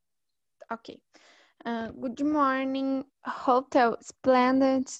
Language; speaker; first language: English; non-native, learner; Portuguese